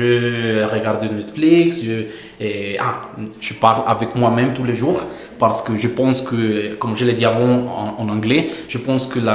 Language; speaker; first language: French; non-native, fluent; Spanish